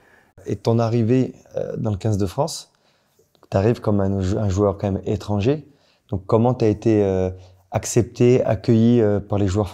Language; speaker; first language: French; native; French